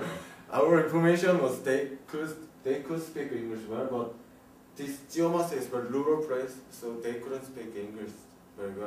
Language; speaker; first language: English; non-native, learner; Korean